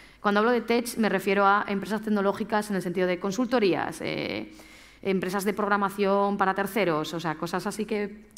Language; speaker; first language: Spanish; native; Spanish